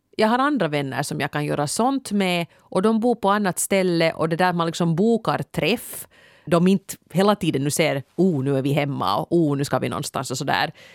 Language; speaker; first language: Swedish; native; Swedish